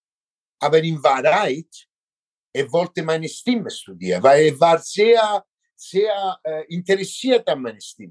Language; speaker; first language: German; non-native, learner; Italian